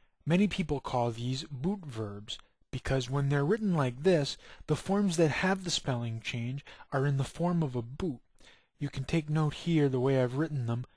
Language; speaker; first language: English; native; English